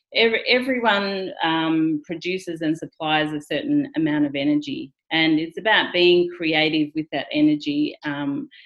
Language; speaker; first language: English; native; English